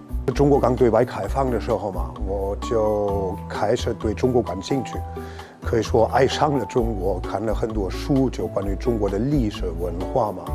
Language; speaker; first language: Chinese; non-native, fluent; German